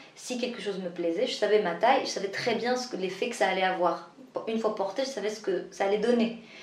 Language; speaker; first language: French; non-native, local second language; Arabic